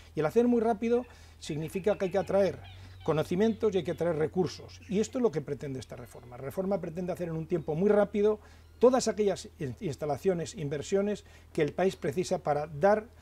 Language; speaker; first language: Spanish; native; Spanish